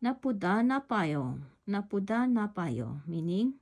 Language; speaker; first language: Korean; non-native, learner; Filipino